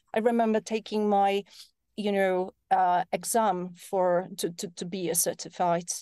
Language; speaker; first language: English; non-native, fluent; Polish